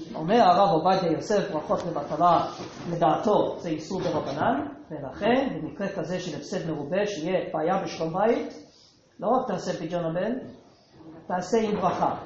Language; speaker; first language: Hebrew; non-native, fluent; English